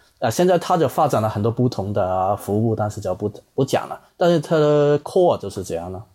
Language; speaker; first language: Chinese; non-native, fluent; Cantonese